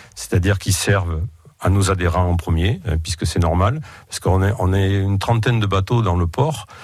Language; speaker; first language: French; native; French